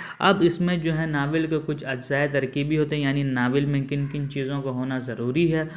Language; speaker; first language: Urdu; native; Urdu